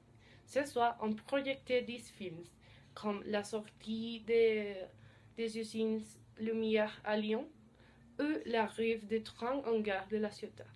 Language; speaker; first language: French; non-native, learner; Spanish